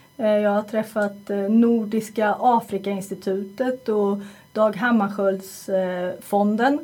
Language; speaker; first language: Swedish; native; Swedish